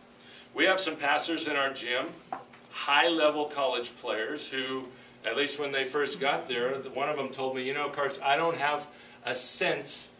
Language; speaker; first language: English; native; English